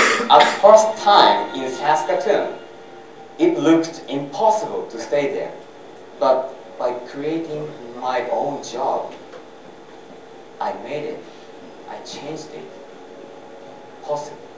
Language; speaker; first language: English; non-native, fluent; Japanese